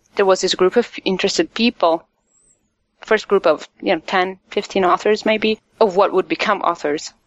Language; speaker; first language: English; non-native, fluent; Italian